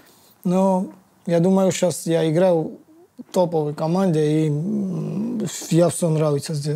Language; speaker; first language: Russian; non-native, learner; Georgian